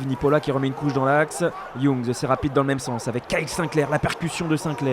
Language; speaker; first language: French; native; French